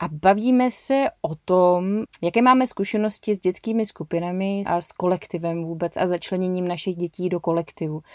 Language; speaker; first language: Czech; native; Czech